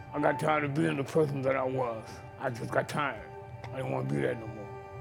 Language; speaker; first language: English; native; English